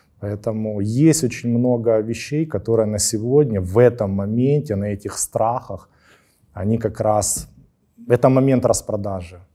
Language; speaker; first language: Russian; native; Russian